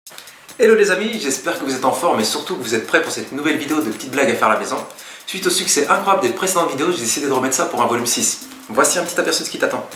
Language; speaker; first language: French; native; French